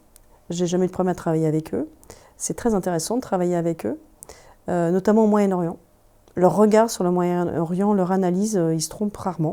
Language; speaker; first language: French; native; French